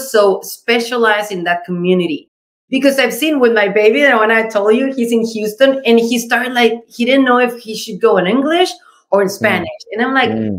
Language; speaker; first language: English; non-native, fluent; Spanish